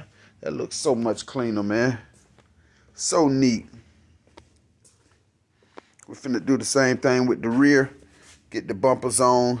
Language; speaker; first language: English; native; English